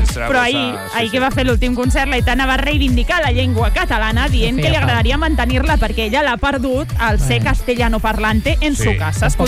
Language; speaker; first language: Catalan; native; Catalan